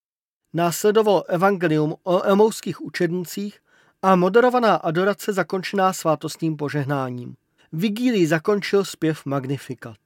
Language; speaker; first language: Czech; native; Czech